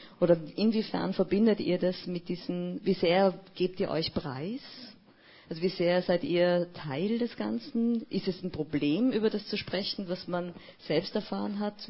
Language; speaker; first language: German; native; German